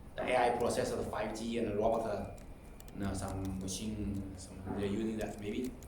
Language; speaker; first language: English; non-native, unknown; Chinese